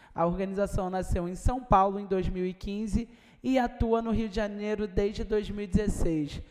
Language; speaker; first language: Portuguese; native; Portuguese